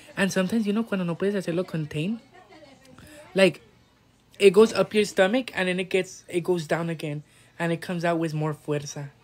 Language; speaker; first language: English; native; English